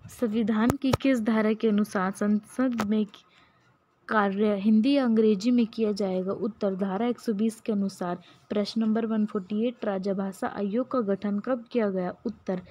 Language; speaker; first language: Hindi; native; Hindi